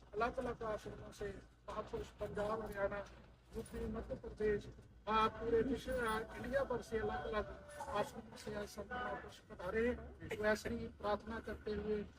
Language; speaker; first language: Hindi; non-native, local second language; Punjabi